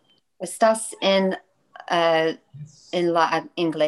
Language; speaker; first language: Spanish; non-native, learner; English